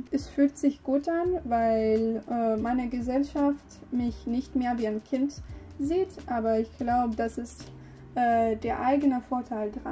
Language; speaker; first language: German; non-native, learner; English